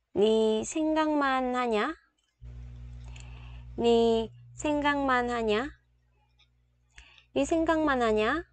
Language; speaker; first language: Korean; non-native, fluent; Vietnamese